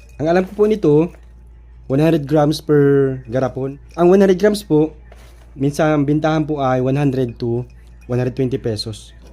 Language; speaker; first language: Filipino; native; Filipino